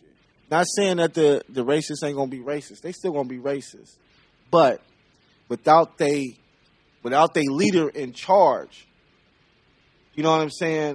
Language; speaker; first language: English; native; English